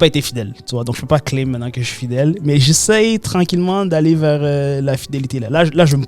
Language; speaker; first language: French; native; French